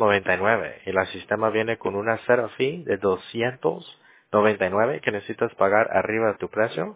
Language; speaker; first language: Spanish; early bilingual, heritage; English